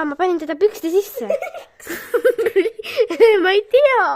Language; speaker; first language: Estonian; non-native, local second language; Russian